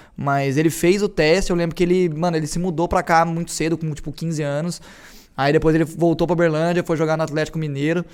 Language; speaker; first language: Portuguese; native; Portuguese